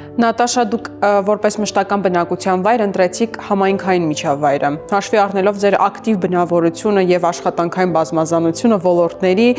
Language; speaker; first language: Armenian; native; Armenian